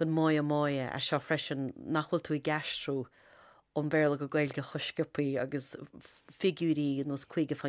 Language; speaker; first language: Irish; native; Irish